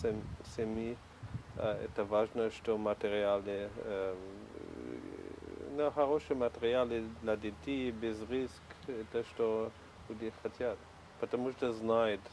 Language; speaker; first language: Russian; non-native, learner; Polish